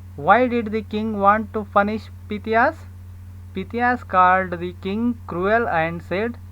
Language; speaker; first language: English; non-native, local second language; Kannada